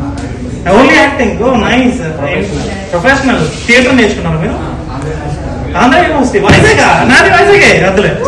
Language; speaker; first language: Telugu; native; Telugu